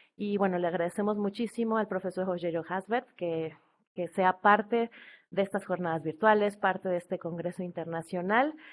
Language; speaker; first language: Spanish; native; Spanish